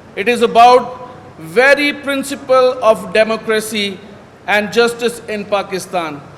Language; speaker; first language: English; non-native, local second language; Urdu